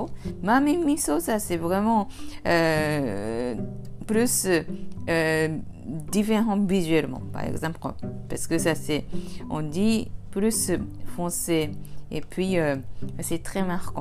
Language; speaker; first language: French; non-native, fluent; Japanese